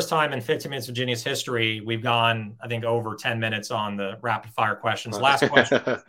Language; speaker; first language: English; native; English